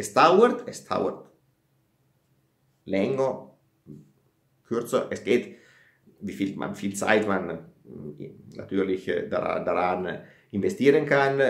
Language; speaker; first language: German; non-native, fluent; Italian